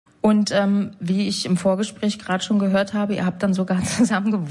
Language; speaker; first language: German; native; German